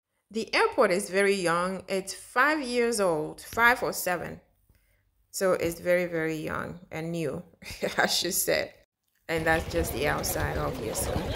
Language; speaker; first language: English; non-native, fluent; Wolof